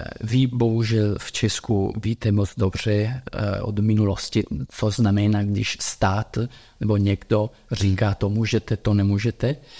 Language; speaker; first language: Czech; non-native, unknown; Italian